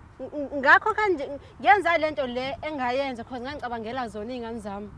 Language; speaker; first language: Zulu; native; Zulu